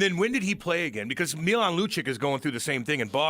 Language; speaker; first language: English; native; English